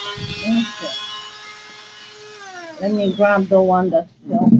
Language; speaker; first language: English; non-native, fluent; French